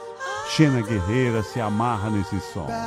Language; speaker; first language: Portuguese; native; Portuguese